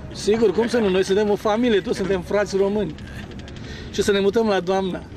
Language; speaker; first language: Romanian; native; Romanian